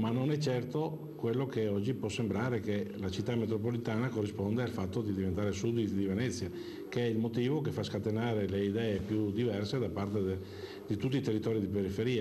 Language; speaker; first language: Italian; native; Italian